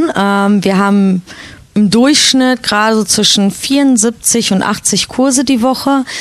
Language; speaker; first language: German; native; German